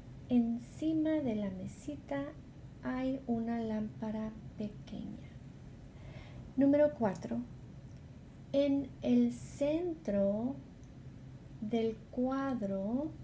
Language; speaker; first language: Spanish; non-native, fluent; English